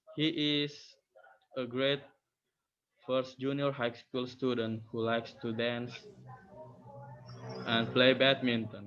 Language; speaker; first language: English; non-native, learner; Indonesian